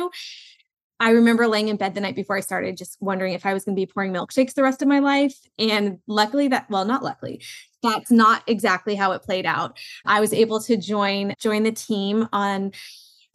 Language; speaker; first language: English; native; English